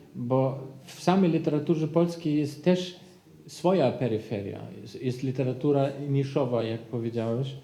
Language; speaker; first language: Polish; non-native, fluent; German